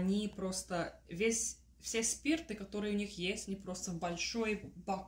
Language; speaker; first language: Russian; early bilingual, heritage; Russian